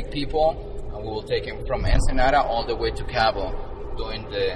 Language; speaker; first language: English; non-native, fluent; Spanish